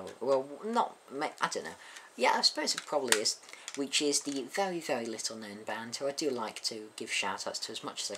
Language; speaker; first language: English; native; English